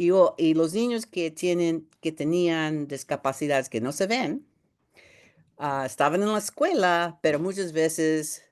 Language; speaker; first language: Spanish; early bilingual, heritage; Spanish